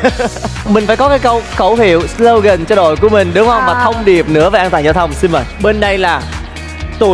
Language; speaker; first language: Vietnamese; native; Vietnamese